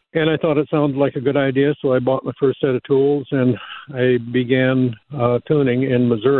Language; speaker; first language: English; native; English